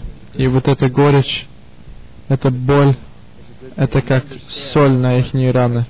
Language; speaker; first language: Russian; early bilingual, heritage; Russian